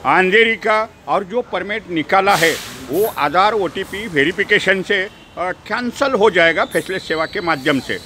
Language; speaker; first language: Hindi; non-native, local second language; Marathi